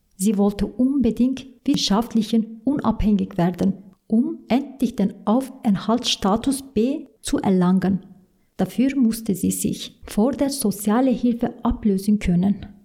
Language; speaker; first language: German; non-native, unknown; Turkish